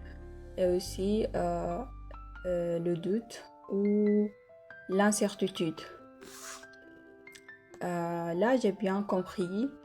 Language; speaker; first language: French; non-native, learner; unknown